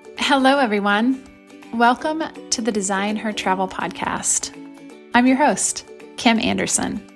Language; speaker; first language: English; native; English